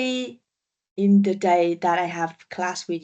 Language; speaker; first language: English; non-native, learner; Vietnamese